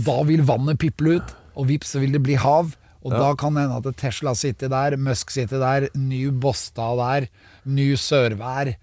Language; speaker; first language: Norwegian; native; Norwegian